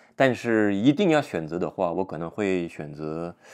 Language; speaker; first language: Chinese; non-native, fluent; French